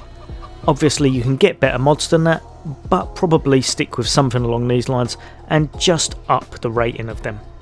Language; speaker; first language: English; native; English